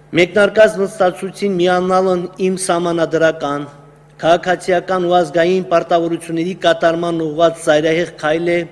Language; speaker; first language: Armenian; native; Armenian